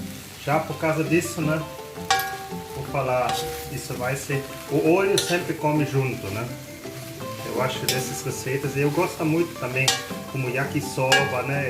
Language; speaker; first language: Portuguese; non-native, learner; German